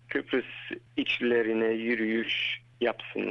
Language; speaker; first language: Turkish; early bilingual, heritage; Turkish